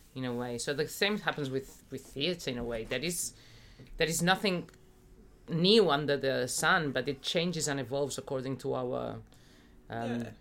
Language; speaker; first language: English; non-native, fluent; Spanish